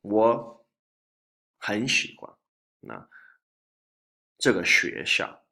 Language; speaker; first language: Chinese; non-native, fluent; English